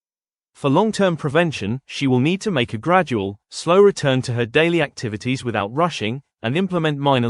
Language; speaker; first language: English; non-native, fluent; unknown